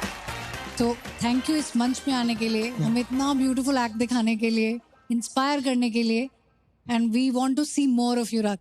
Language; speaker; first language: Hindi; native; Hindi